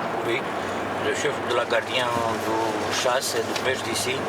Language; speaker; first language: French; non-native, fluent; Romanian